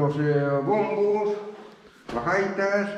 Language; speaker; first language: Spanish; non-native, local second language; Galician